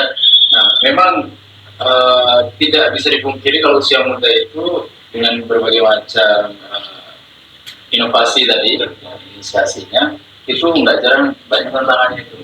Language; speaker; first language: Indonesian; native; Indonesian